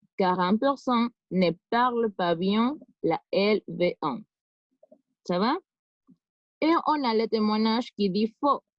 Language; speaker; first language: French; non-native, fluent; Spanish